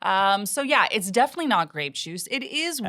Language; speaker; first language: English; native; English